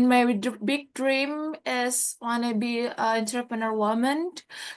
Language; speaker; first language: English; non-native, learner; Indonesian